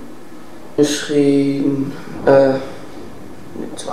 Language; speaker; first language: German; non-native, learner; Dutch